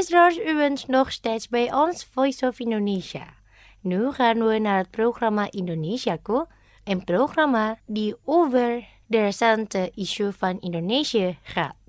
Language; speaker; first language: Dutch; non-native, fluent; Indonesian